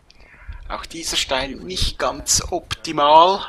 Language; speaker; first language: German; native; German